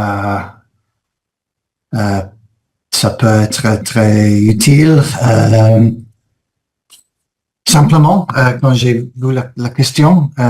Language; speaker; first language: French; non-native, fluent; English